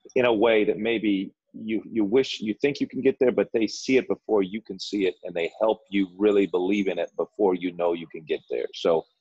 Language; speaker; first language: English; native; English